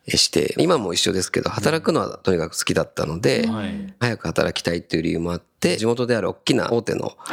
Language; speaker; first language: Japanese; native; Japanese